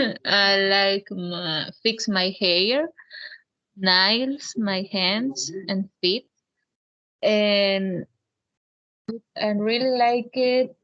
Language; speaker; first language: English; non-native, learner; Spanish